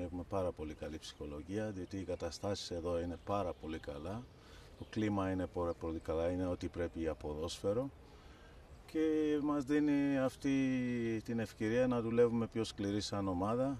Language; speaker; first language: Greek; non-native, learner; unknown